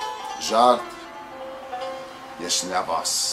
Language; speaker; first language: Polish; early bilingual, heritage; English